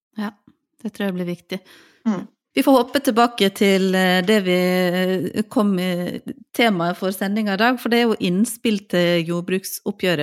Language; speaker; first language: Norwegian; native; Norwegian